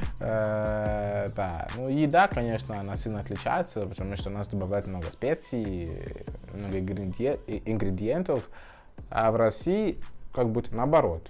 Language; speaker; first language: Russian; non-native, fluent; Tswana